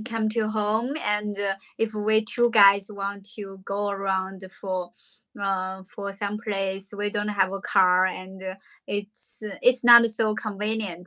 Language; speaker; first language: English; non-native, learner; Chinese